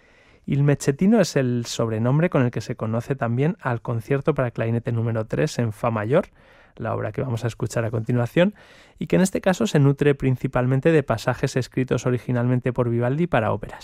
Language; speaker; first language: Spanish; native; Spanish